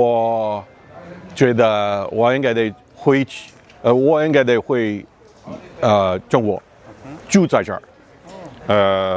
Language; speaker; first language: Chinese; non-native, learner; English